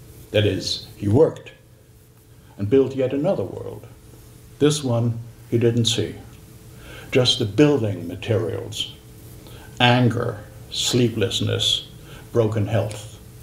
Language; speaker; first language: English; non-native, fluent; German